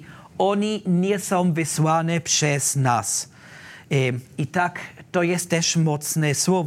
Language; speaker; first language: Polish; non-native, learner; German